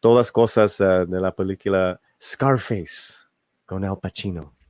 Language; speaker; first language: Spanish; early bilingual, heritage; Spanish